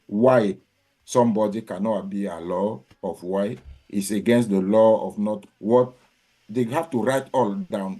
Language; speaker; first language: English; non-native, learner; French